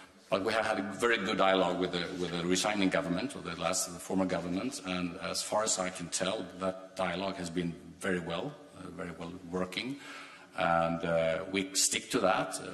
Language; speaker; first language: English; non-native, fluent; Swedish